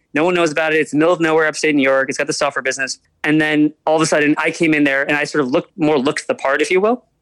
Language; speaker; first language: English; native; English